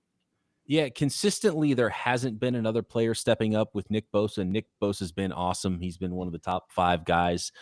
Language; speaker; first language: English; native; English